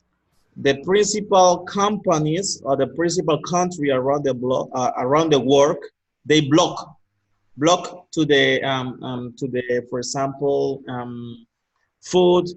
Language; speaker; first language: English; non-native, learner; Spanish